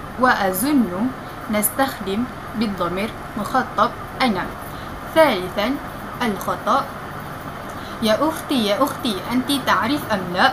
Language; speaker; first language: Arabic; non-native, learner; Malay